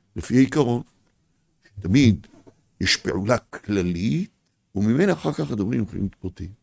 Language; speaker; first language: Hebrew; native; Hebrew